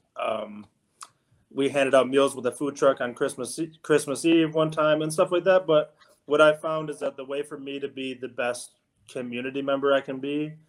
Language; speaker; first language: English; native; English